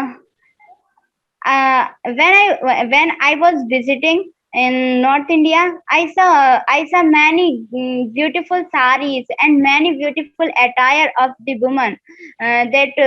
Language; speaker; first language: English; non-native, learner; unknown